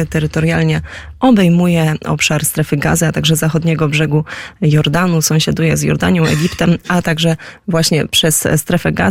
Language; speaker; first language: Polish; native; Polish